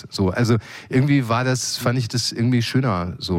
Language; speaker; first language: German; native; German